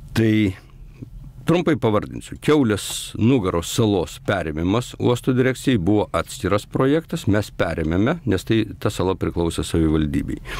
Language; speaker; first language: Lithuanian; native; Lithuanian